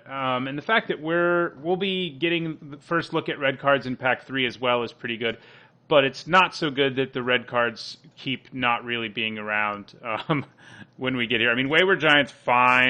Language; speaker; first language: English; native; English